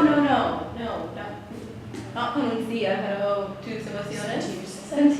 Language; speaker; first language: Spanish; non-native, learner; English